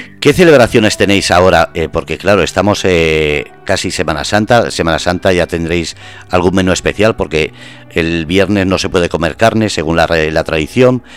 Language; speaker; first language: Spanish; native; Spanish